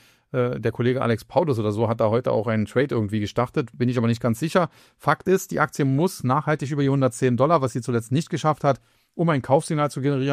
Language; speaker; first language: German; native; German